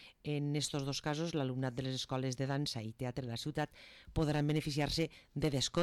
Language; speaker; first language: Catalan; native; Catalan